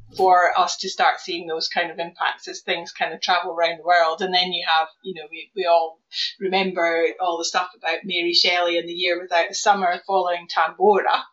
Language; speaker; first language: English; native; English